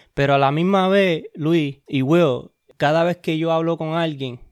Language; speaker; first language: Spanish; early bilingual, heritage; Spanish